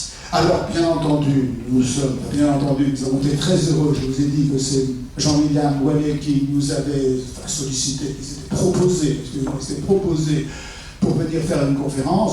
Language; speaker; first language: French; native; French